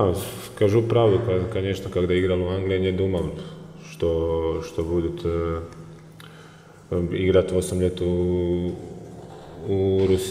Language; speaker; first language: Russian; non-native, fluent; Croatian